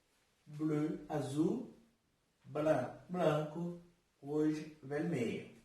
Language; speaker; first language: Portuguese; non-native, fluent; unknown